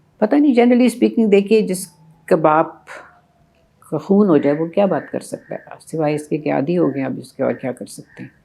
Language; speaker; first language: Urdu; native; Urdu